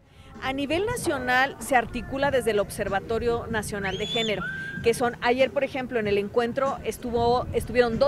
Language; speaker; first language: Spanish; native; Spanish